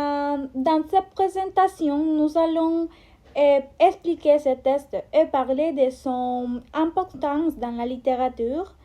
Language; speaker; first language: French; non-native, learner; Spanish